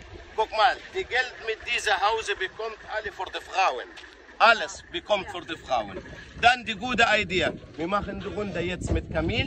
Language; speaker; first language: German; non-native, learner; Arabic